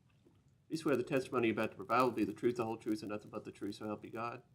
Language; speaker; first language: English; native; English